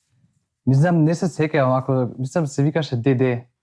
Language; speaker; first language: Macedonian; early bilingual, heritage; German